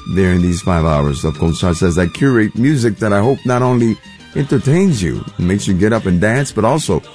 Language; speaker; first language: English; non-native, local second language; Spanish